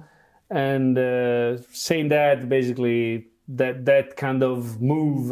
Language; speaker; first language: English; non-native, fluent; Italian